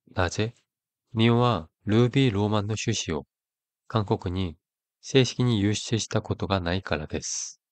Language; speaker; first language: Japanese; non-native, fluent; Korean